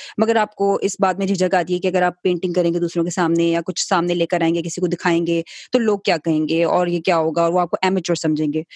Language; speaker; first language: Urdu; native; Urdu